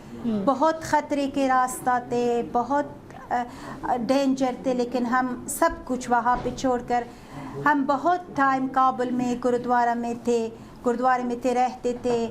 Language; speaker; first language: Hindi; non-native, fluent; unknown